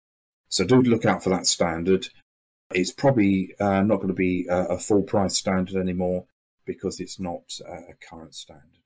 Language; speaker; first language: English; native; English